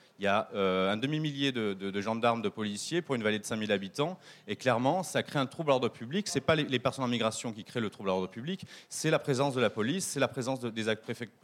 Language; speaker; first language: French; native; French